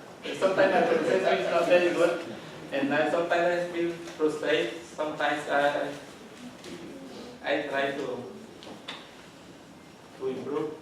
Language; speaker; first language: English; non-native, learner; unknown